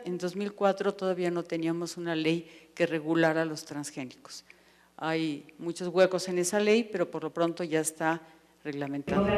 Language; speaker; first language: Spanish; native; Spanish